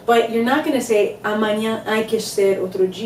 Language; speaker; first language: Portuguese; non-native, fluent; English